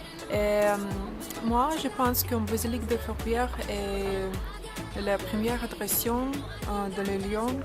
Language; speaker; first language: French; non-native, learner; Russian